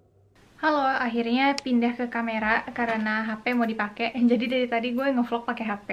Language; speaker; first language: Indonesian; native; Indonesian